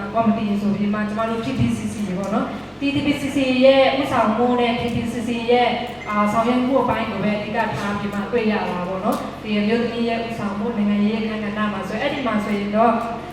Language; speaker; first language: Burmese; non-native, local second language; Shwe Palaung